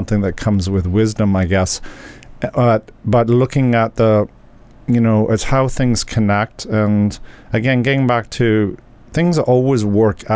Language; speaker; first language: English; native; English